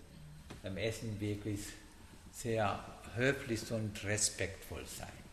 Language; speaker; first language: German; non-native, learner; Sinhala